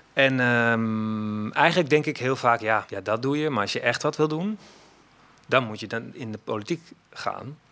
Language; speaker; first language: Dutch; native; Dutch